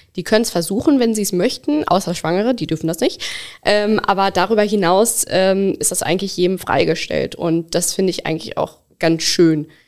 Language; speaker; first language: German; early bilingual, other home language; Bangla